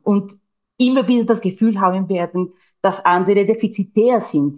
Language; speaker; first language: German; non-native, fluent; Spanish